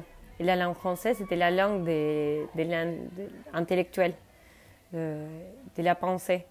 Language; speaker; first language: French; non-native, fluent; Spanish